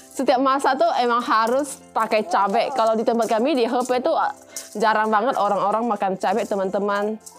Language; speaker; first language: Indonesian; native; Indonesian